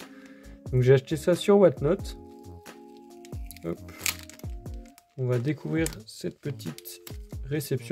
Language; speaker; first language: French; native; French